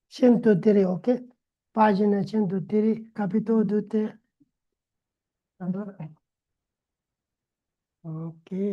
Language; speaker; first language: Italian; non-native, learner; Tibetan